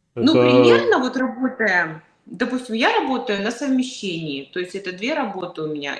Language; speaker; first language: Russian; native; Russian